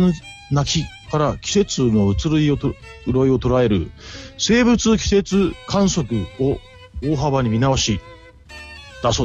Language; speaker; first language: Japanese; native; Japanese